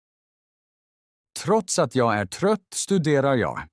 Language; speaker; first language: Swedish; non-native, fluent; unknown